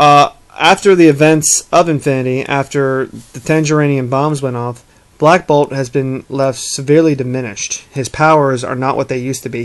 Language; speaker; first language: English; native; English